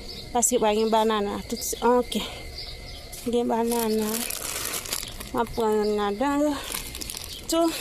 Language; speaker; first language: French; non-native, learner; Haitian Creole